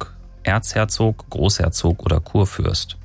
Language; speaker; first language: German; native; German